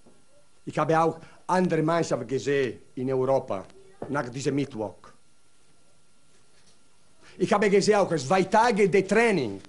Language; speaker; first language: German; non-native, learner; Italian